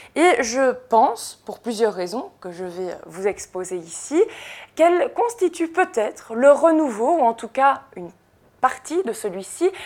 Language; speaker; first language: French; native; French